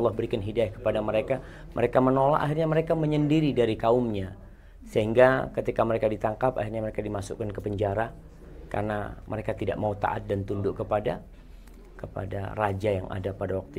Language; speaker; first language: Indonesian; native; Indonesian